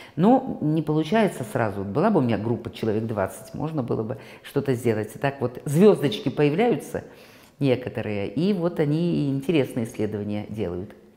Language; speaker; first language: Russian; native; Russian